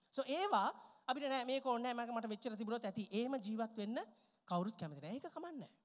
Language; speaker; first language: Sinhala; non-native, local second language; Tamil